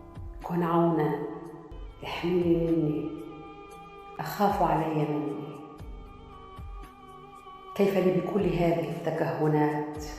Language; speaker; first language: Arabic; non-native, local second language; Kurdish